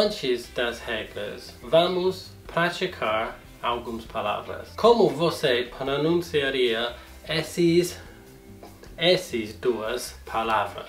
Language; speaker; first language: Portuguese; non-native, fluent; English